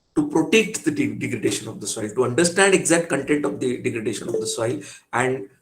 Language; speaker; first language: English; non-native, local second language; Marathi